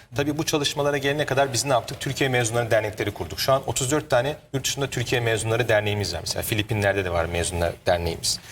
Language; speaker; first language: Turkish; native; Turkish